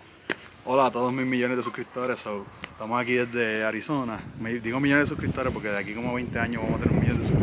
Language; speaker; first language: Spanish; native; Spanish